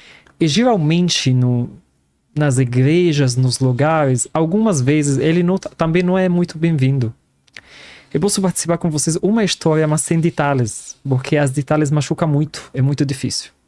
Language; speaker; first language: Portuguese; non-native, fluent; Arabic